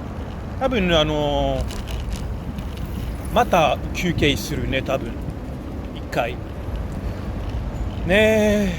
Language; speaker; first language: Japanese; non-native, learner; French